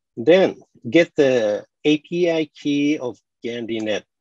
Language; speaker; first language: English; non-native, fluent; Japanese